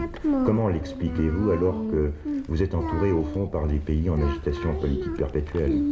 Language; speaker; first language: French; native; French